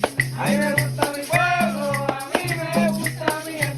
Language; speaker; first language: Spanish; non-native, fluent; English